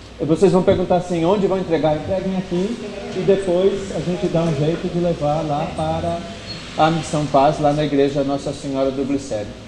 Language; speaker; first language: Portuguese; native; Portuguese